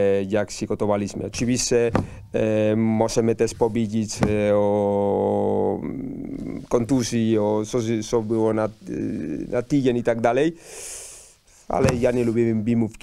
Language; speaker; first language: Polish; non-native, learner; Spanish